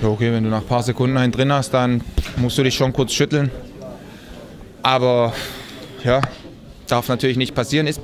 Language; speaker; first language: German; native; German